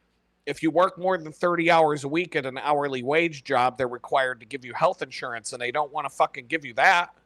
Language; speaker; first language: English; native; English